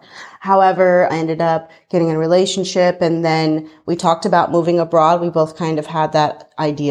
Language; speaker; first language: English; native; English